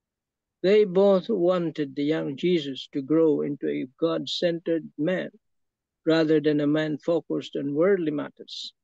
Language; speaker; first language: English; non-native, local second language; Filipino